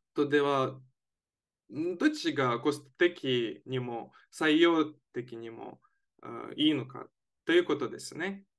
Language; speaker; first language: Japanese; non-native, fluent; Latvian